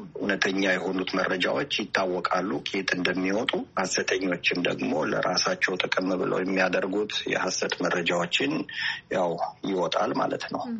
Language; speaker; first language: Amharic; non-native, local second language; Italian